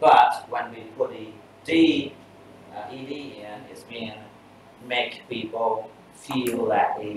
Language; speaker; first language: English; non-native, fluent; Vietnamese